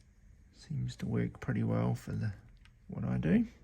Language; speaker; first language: English; native; English